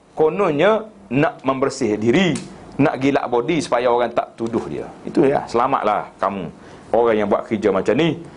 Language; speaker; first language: Malay; native; Malay